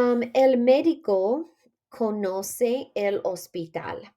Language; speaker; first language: Spanish; non-native, fluent; English